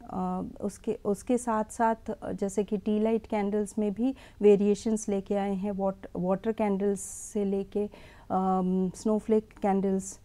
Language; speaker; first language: Hindi; non-native, local second language; Tamil